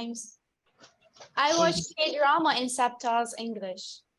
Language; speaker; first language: English; non-native, learner; Arabic